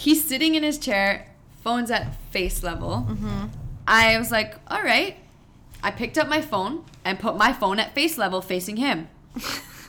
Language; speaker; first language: English; native; English